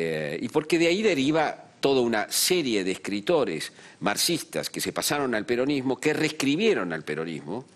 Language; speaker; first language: Spanish; native; Spanish